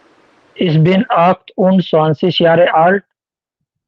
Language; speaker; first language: German; non-native, learner; Hindi